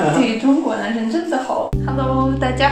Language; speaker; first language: Chinese; non-native, fluent; Russian